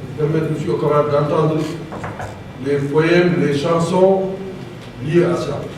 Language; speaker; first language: French; non-native, local second language; Wolof